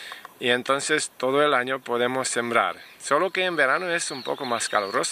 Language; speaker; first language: Spanish; non-native, fluent; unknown